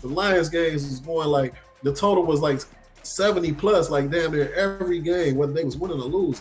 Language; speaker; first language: English; native; English